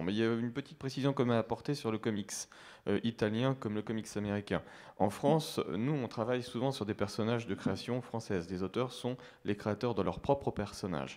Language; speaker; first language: French; native; French